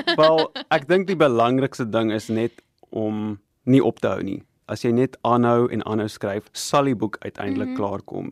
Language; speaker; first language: Afrikaans; non-native, local second language; English